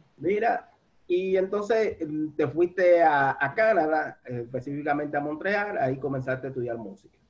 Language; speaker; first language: Spanish; native; Spanish